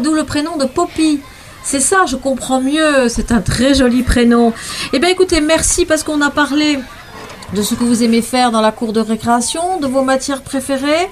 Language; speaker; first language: French; native; French